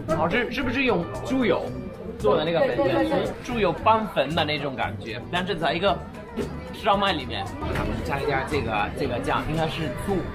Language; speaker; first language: Chinese; non-native, fluent; English